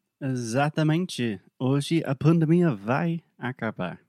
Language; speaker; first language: Portuguese; non-native, fluent; English